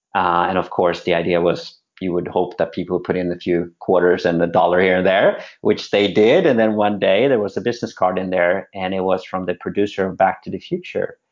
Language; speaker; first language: English; non-native, fluent; Swedish